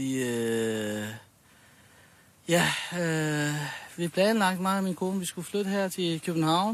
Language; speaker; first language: Danish; early bilingual, other home language; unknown